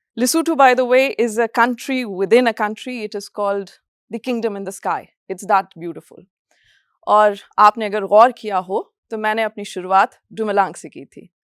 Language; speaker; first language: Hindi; non-native, fluent; English